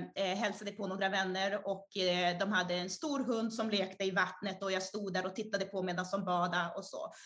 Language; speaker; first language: Swedish; early bilingual, other home language; Portuguese